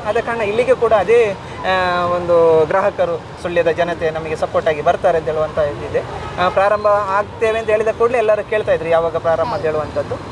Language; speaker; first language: Kannada; non-native, local second language; Malayalam